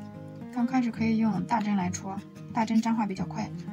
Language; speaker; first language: Chinese; native; Chinese